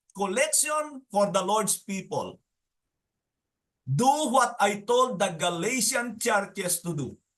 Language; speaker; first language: English; non-native, local second language; Filipino